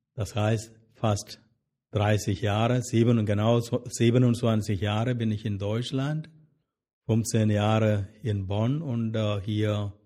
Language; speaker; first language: German; non-native, fluent; Malayalam